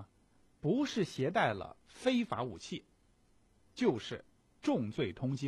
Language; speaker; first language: Chinese; native; Chinese